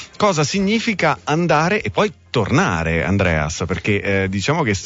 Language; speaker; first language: Italian; native; Italian